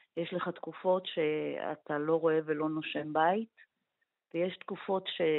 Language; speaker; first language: Hebrew; native; Hebrew